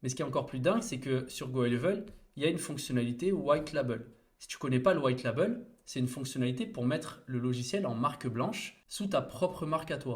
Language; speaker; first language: French; native; French